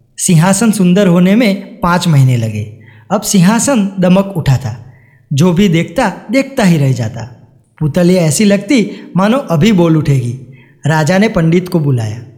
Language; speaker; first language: Hindi; non-native, local second language; Gujarati